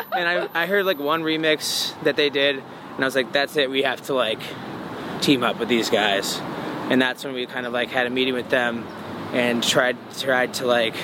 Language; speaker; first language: English; native; English